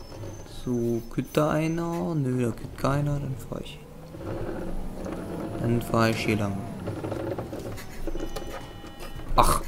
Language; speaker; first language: German; native; German